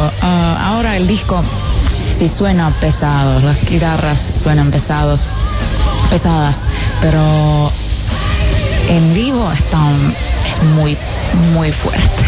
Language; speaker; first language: Spanish; non-native, fluent; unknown